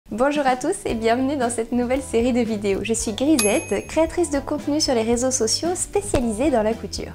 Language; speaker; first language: French; native; French